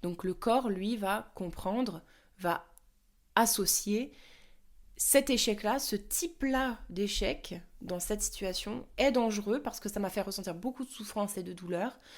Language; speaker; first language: French; native; French